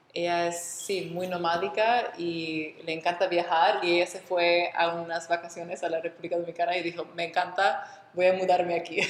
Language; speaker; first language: Spanish; early bilingual, other home language; English